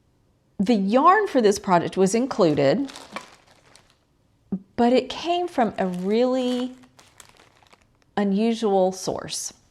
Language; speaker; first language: English; native; English